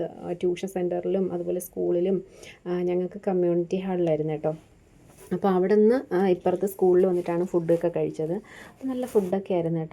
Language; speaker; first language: Malayalam; native; Malayalam